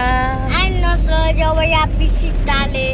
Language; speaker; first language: Spanish; non-native, learner; Haitian Creole